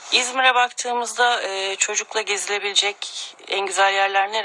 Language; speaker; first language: Turkish; native; Turkish